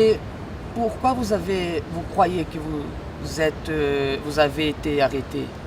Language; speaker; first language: French; non-native, learner; Portuguese